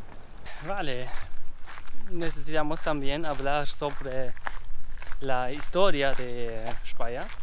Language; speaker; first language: Spanish; non-native, learner; German